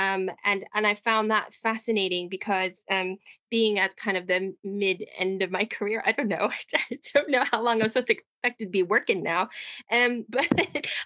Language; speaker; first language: English; native; English